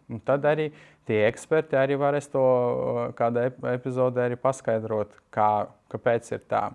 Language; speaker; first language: Latvian; non-native, local second language; Russian